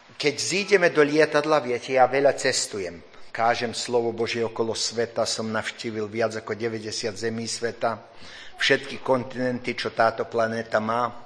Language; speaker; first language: Slovak; early bilingual, heritage; Slovak